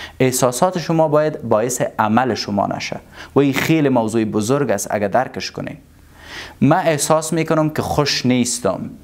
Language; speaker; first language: Persian; non-native, local second language; Pashto